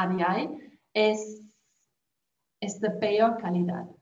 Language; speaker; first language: Spanish; non-native, fluent; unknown